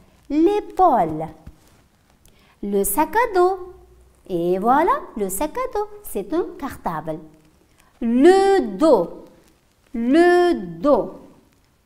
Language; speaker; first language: French; non-native, fluent; Uzbek